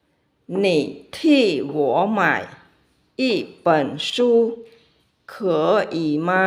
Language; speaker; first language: Chinese; non-native, fluent; Khmer